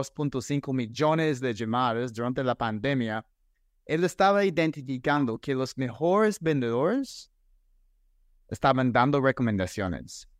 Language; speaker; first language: Spanish; non-native, fluent; English